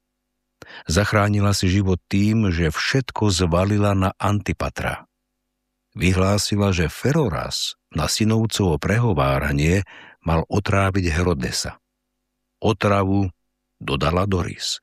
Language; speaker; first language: Slovak; native; Slovak